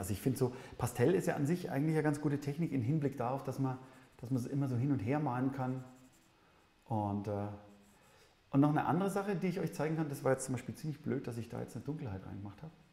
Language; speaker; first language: German; native; German